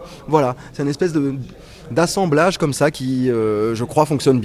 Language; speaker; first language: French; native; French